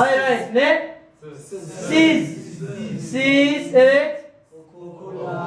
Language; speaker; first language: Turkish; non-native, fluent; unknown